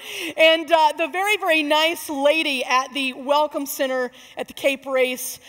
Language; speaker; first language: English; native; English